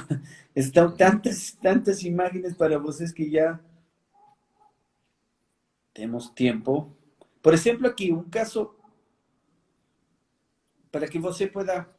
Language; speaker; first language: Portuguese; non-native, fluent; Spanish